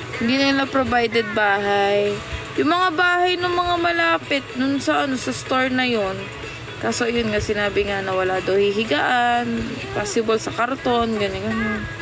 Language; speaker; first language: Filipino; native; Filipino